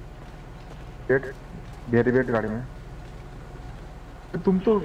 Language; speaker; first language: Hindi; native; Hindi